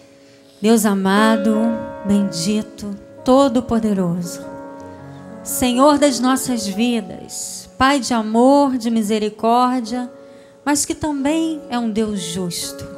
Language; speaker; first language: Portuguese; native; Portuguese